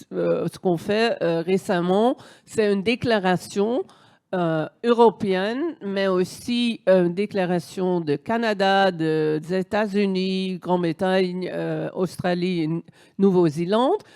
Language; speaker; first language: French; non-native, fluent; Dutch